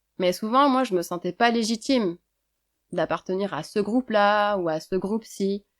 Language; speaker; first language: French; native; French